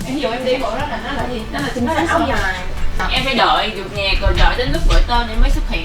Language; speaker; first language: Vietnamese; native; Vietnamese